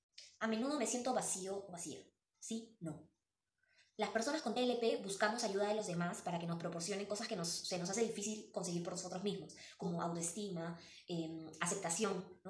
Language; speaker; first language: Spanish; native; Spanish